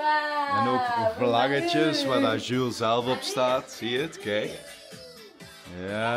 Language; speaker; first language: Dutch; native; Dutch